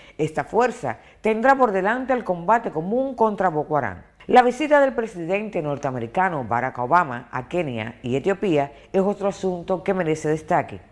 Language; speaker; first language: Spanish; non-native, fluent; Portuguese